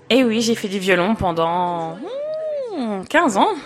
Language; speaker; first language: French; non-native, fluent; English